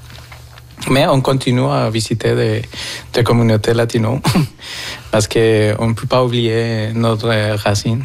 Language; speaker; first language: French; non-native, fluent; Spanish